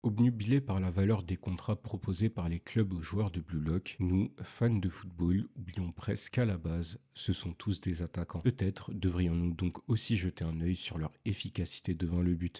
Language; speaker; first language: French; native; French